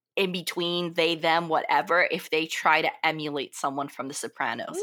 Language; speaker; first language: English; early bilingual, other home language; Italian